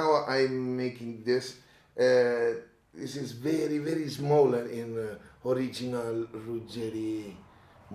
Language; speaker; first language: English; non-native, learner; Italian